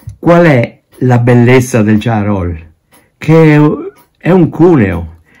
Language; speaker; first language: Italian; non-native, local second language; Ladin